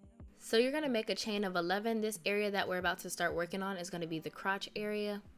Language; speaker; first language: English; native; English